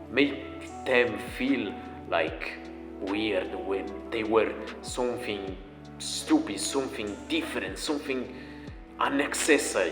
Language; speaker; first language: English; non-native, fluent; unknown